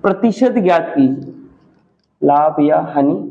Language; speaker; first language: Hindi; non-native, local second language; Marathi